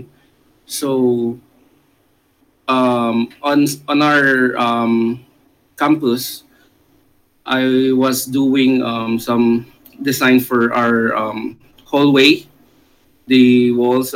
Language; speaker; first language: English; non-native, local second language; Filipino